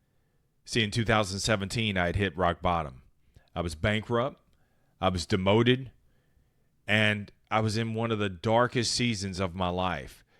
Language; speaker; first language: English; native; English